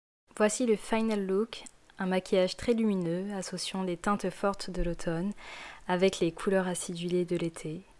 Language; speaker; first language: French; native; French